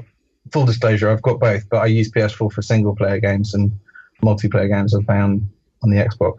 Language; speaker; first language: English; native; English